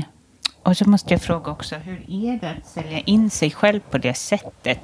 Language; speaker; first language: Swedish; native; Swedish